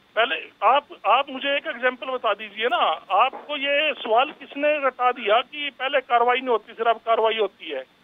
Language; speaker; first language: Hindi; native; Hindi